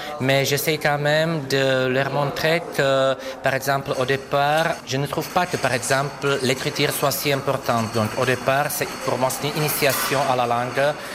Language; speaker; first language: French; non-native, fluent; Czech